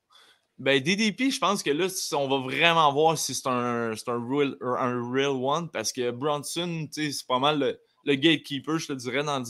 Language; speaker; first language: French; native; French